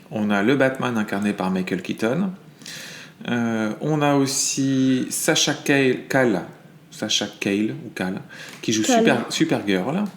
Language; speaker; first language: French; native; French